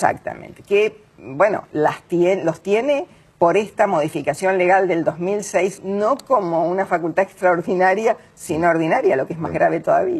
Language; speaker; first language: Spanish; native; Spanish